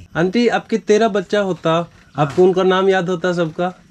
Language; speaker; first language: Hindi; native; Hindi